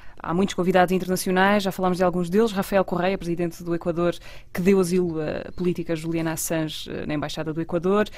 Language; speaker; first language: Portuguese; native; Portuguese